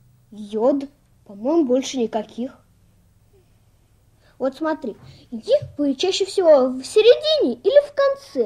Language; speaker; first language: Russian; native; Russian